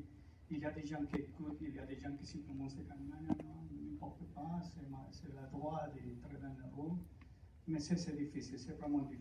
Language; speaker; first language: French; non-native, fluent; Spanish